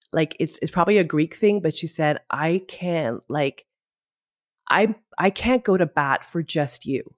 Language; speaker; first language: English; native; English